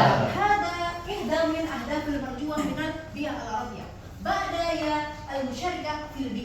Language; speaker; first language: Arabic; non-native, learner; Indonesian